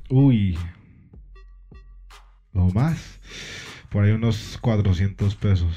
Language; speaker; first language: Spanish; early bilingual, heritage; Spanish